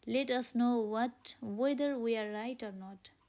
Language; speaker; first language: English; non-native, local second language; Nepali